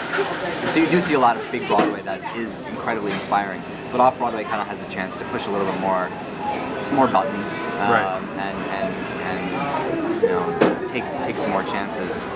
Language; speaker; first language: English; early bilingual, other home language; Hebrew